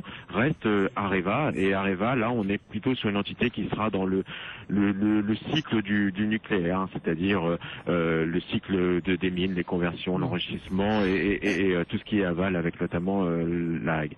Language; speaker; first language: French; native; French